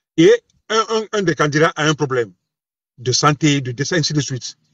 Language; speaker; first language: French; non-native, local second language; Bambara